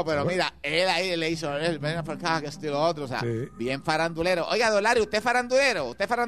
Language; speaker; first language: Spanish; native; Spanish